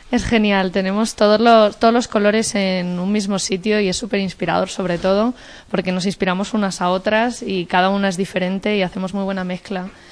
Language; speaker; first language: Spanish; native; Spanish